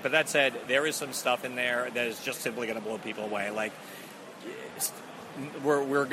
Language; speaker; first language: English; native; English